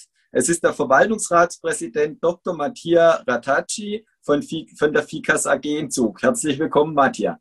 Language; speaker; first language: German; native; German